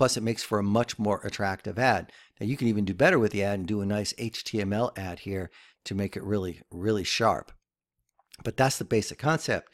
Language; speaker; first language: English; native; English